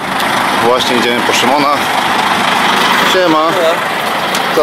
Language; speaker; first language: Polish; native; Polish